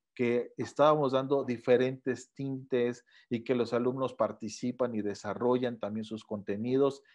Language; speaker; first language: Spanish; native; Spanish